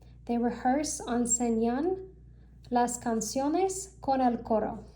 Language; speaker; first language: Spanish; non-native, learner; English